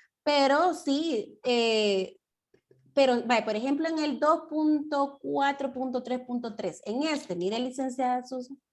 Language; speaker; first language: Spanish; native; Spanish